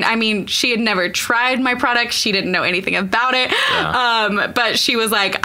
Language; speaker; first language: English; native; English